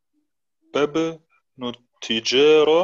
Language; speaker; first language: Arabic; non-native, learner; German